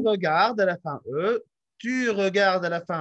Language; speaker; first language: French; non-native, local second language; Arabic